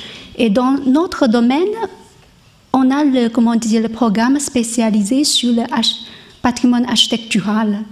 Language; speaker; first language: French; non-native, learner; Chinese